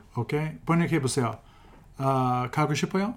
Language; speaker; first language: Korean; non-native, fluent; English